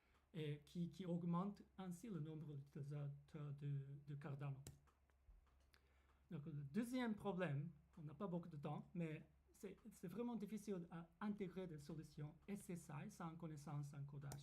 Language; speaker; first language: French; non-native, fluent; Japanese